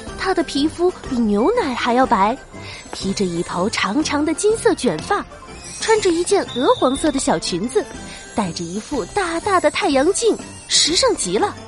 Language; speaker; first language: Chinese; native; Chinese